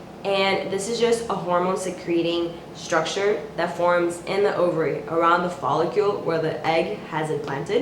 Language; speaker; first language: English; native; English